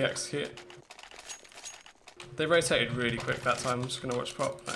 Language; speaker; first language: English; native; English